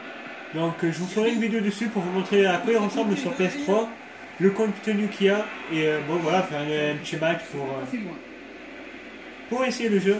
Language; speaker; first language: French; native; French